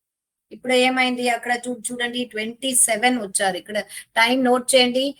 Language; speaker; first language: Telugu; non-native, learner; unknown